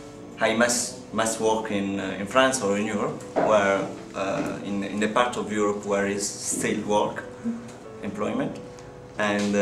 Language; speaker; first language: English; non-native, learner; Italian